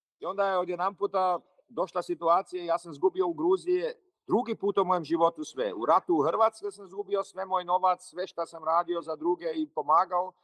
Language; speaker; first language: Croatian; early bilingual, heritage; Croatian